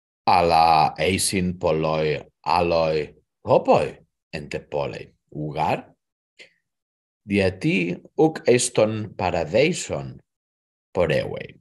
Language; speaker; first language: Greek; non-native, learner; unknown